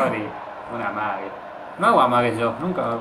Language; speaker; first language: Spanish; native; Spanish